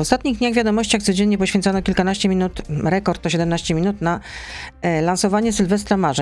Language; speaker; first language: Polish; native; Polish